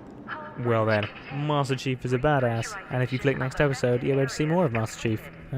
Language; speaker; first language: English; native; English